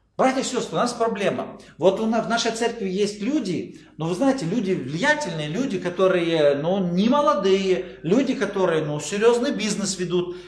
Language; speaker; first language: Russian; non-native, fluent; German